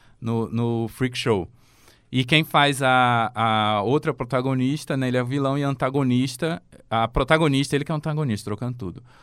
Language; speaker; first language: Portuguese; native; Portuguese